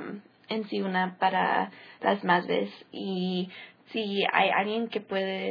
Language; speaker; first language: Spanish; early bilingual, heritage; English